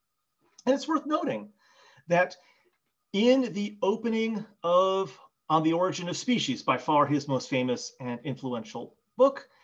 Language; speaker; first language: English; native; English